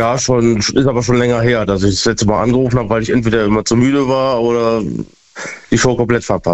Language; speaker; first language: German; native; German